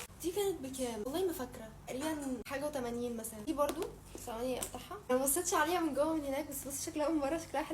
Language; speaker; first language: Arabic; native; Arabic